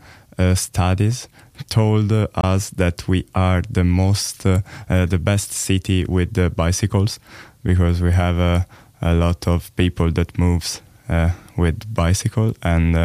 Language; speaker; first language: English; non-native, learner; Italian